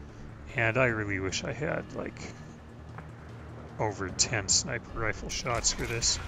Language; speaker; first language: English; native; English